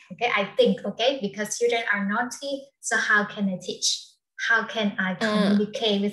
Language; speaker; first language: English; non-native, fluent; Vietnamese